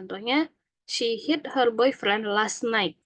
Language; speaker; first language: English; non-native, learner; Indonesian